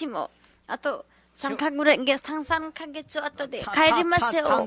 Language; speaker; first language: Japanese; non-native, learner; Nepali